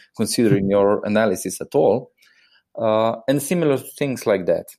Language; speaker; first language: English; non-native, fluent; Slovenian